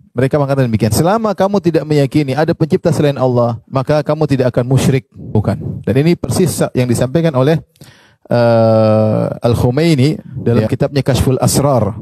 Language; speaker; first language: Malay; native; Malay